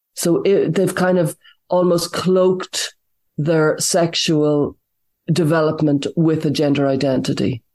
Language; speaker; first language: English; native; English